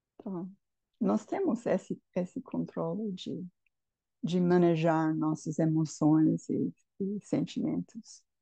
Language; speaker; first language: Portuguese; non-native, fluent; English